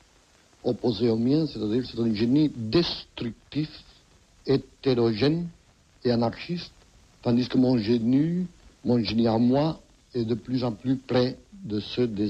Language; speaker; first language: French; non-native, fluent; Catalan